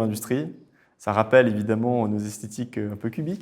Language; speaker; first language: French; native; French